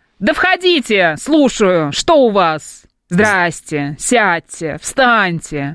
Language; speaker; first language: Russian; native; Russian